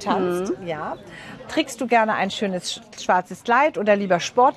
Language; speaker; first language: German; native; German